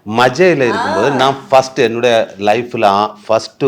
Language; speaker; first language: Tamil; non-native, learner; Malayalam